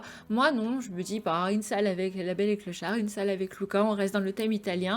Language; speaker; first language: French; native; French